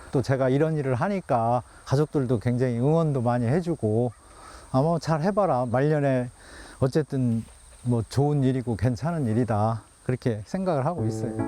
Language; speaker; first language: Korean; native; Korean